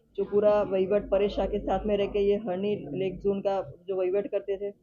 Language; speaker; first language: Hindi; non-native, local second language; Gujarati